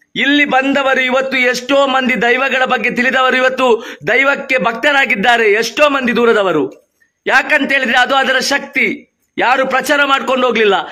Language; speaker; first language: Kannada; non-native, local second language; Tulu